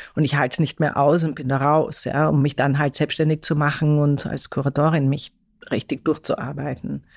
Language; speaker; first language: German; native; German